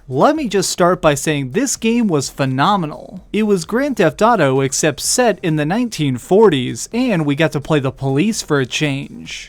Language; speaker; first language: English; native; English